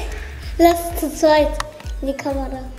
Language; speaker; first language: German; early bilingual, other home language; Russian